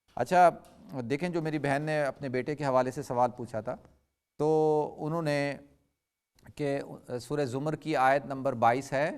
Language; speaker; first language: Urdu; native; Urdu